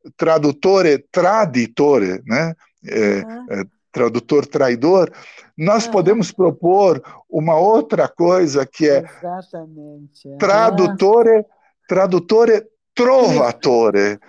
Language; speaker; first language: Portuguese; early bilingual, other home language; Italian